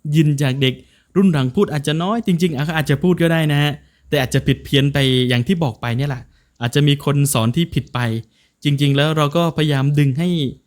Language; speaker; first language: Thai; non-native, local second language; Northern Khmer